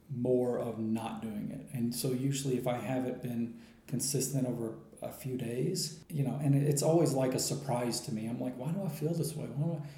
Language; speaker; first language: English; native; English